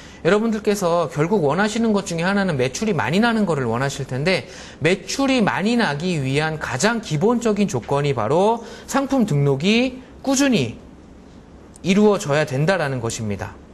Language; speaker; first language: Korean; native; Korean